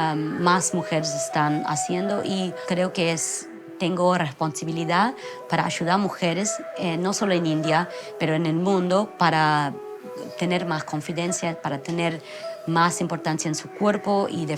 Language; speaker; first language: Spanish; non-native, fluent; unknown